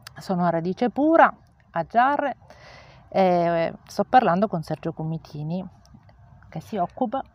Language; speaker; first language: Italian; native; Italian